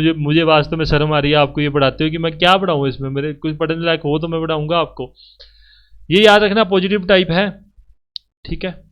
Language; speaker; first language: Hindi; native; Hindi